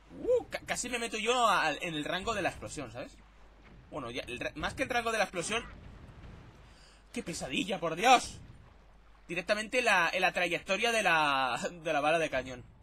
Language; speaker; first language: Spanish; native; Spanish